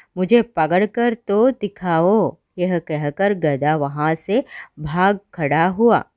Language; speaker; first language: Hindi; non-native, local second language; Malayalam